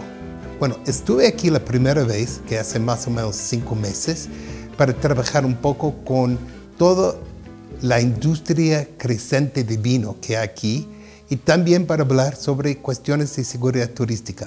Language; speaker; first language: Spanish; non-native, fluent; English